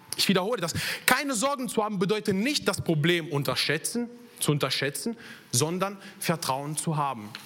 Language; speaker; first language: German; non-native, fluent; Italian